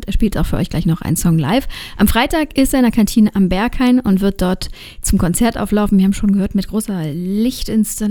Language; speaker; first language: German; native; German